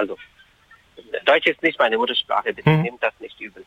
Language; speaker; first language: German; non-native, fluent; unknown